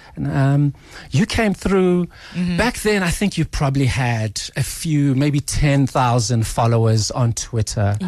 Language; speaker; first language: English; non-native, local second language; Swati